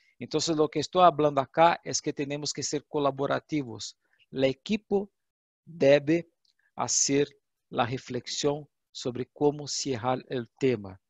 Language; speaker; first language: Portuguese; non-native, learner; Spanish